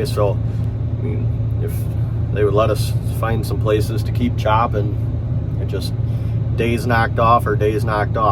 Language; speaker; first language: English; native; English